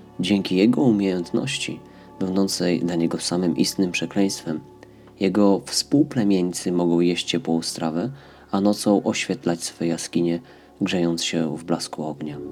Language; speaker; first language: Polish; native; Polish